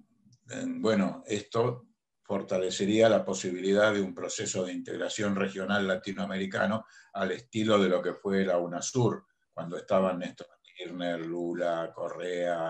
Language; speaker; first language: Spanish; native; Spanish